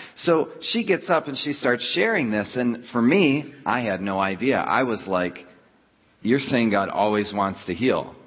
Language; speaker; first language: English; native; English